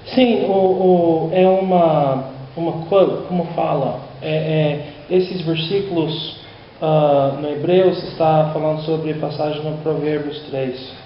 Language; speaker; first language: Portuguese; non-native, learner; English